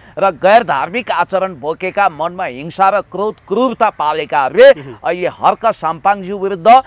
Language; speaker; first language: Nepali; native; Nepali